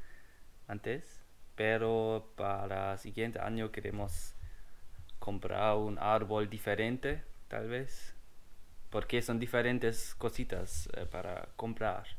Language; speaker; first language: Spanish; non-native, learner; German